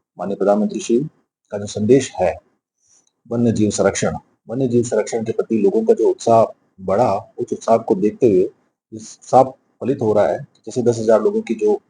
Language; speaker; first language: Hindi; non-native, local second language; Gujarati